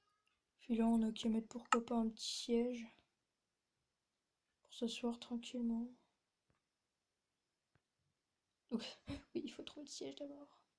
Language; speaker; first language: French; native; French